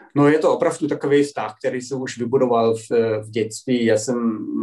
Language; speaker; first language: Czech; non-native, fluent; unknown